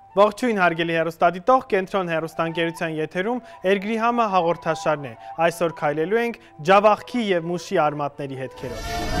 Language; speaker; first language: Armenian; native; Armenian